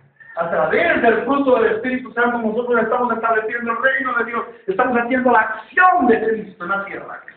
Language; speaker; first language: Spanish; native; Spanish